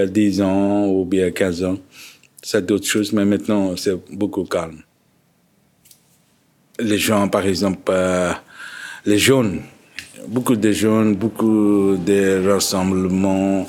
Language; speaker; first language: French; non-native, learner; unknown